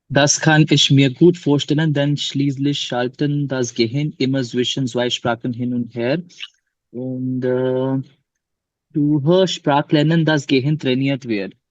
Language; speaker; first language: German; non-native, learner; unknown